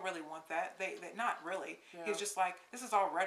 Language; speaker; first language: English; native; English